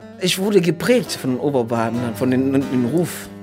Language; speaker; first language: German; non-native, fluent; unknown